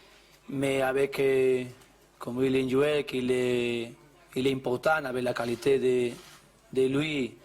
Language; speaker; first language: French; non-native, learner; Spanish